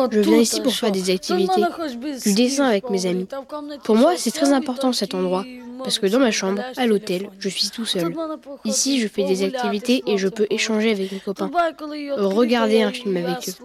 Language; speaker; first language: French; non-native, learner; Ukrainian